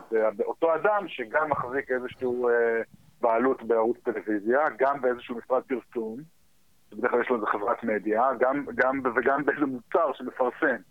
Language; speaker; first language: Hebrew; early bilingual, heritage; Hebrew